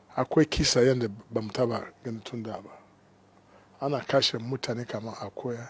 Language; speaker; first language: Hausa; non-native, local second language; Igbo